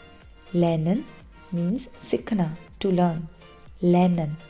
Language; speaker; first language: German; non-native, fluent; Punjabi